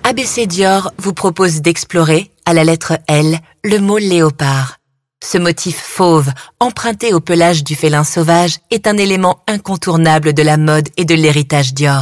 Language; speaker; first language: French; native; French